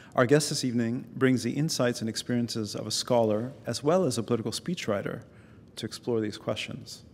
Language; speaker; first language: English; native; English